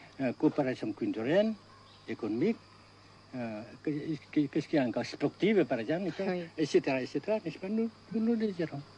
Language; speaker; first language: French; non-native, local second language; Vietnamese